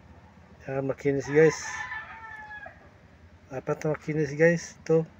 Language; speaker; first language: Filipino; native; Filipino